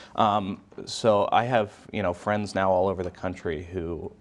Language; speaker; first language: English; native; English